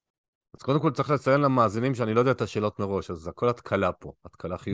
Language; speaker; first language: Hebrew; native; Hebrew